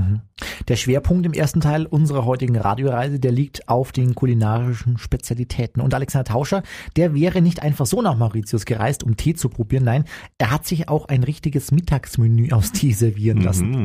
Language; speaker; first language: German; native; German